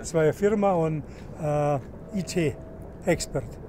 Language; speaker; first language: Russian; non-native, learner; German